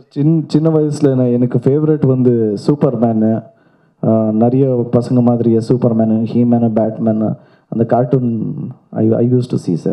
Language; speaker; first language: Tamil; non-native, learner; Kannada